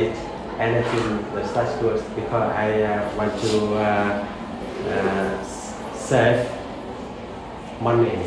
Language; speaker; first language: English; non-native, learner; Vietnamese